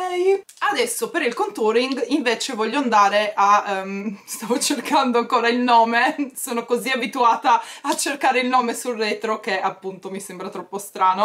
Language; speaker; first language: Italian; native; Italian